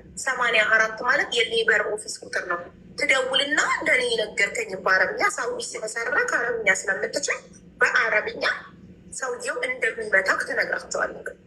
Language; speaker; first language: Amharic; native; Amharic